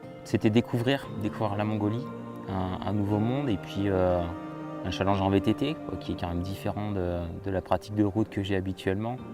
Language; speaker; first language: French; native; French